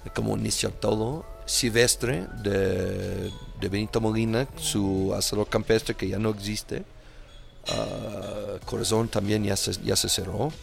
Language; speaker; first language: Spanish; non-native, fluent; English